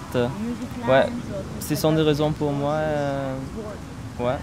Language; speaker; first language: French; non-native, fluent; German